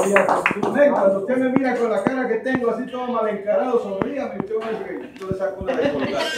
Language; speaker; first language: Spanish; native; Spanish